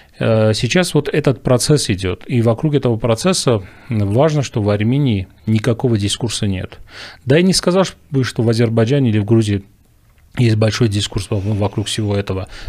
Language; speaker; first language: Russian; non-native, local second language; Armenian